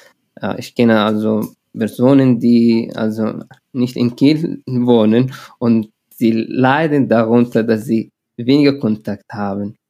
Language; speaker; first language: German; non-native, learner; Arabic